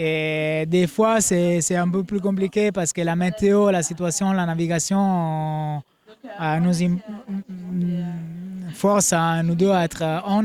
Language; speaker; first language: French; non-native, fluent; Italian